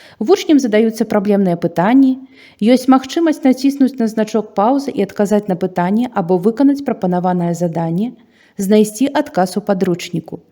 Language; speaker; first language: Belarusian; native; Belarusian